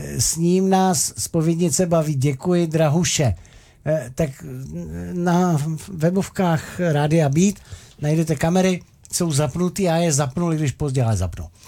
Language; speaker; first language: Czech; native; Czech